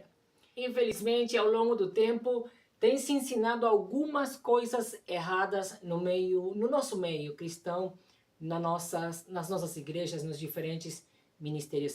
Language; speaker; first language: Portuguese; non-native, fluent; Spanish